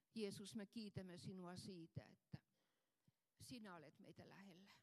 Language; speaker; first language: Finnish; non-native, fluent; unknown